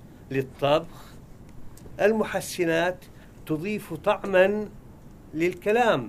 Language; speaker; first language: Arabic; native; Arabic